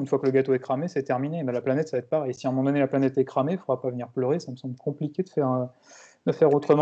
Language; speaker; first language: French; native; French